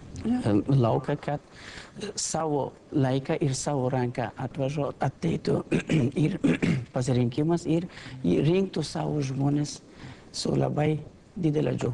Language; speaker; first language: Lithuanian; non-native, learner; Persian